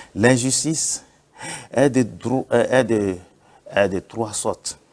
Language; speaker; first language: French; non-native, local second language; Yoruba